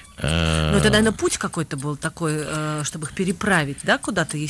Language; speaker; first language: Russian; native; Russian